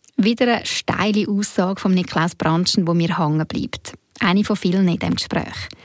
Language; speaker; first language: German; native; German